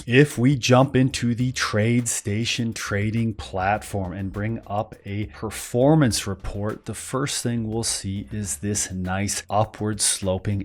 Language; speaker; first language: English; native; English